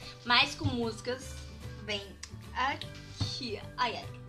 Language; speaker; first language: Portuguese; early bilingual, heritage; Portuguese